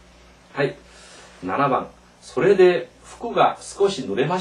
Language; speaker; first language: Japanese; non-native, fluent; Korean